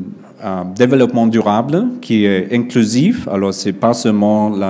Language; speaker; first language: French; non-native, fluent; German